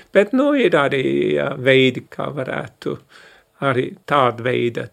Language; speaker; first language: Latvian; early bilingual, heritage; Latvian